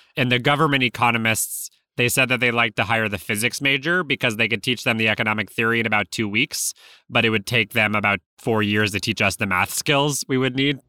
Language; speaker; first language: English; native; English